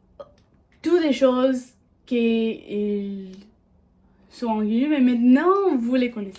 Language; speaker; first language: French; non-native, learner; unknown